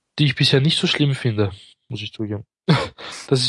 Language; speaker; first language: German; native; German